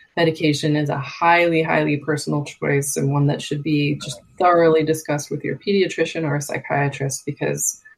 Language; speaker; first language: English; native; English